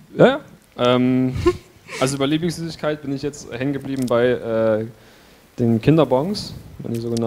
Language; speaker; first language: German; native; German